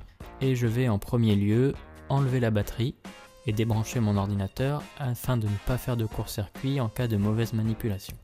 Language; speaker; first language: French; native; French